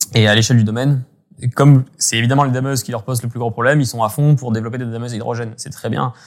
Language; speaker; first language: French; native; French